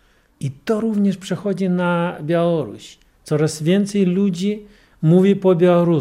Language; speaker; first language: Polish; non-native, fluent; Russian